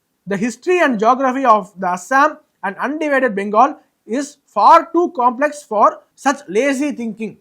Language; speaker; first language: English; non-native, local second language; Tamil